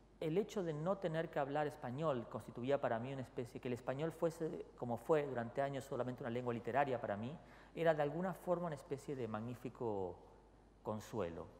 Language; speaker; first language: Spanish; native; Spanish